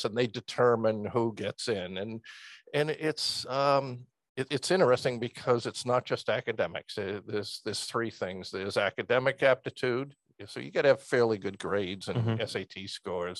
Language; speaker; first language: English; native; English